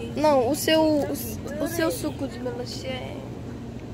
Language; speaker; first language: Portuguese; early bilingual, heritage; Portuguese